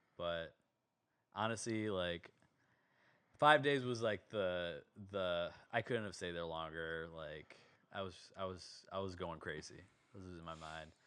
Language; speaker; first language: English; native; English